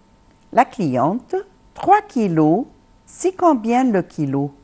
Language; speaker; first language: French; non-native, fluent; Arabic